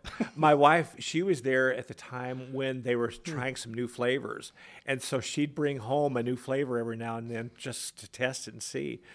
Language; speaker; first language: English; native; English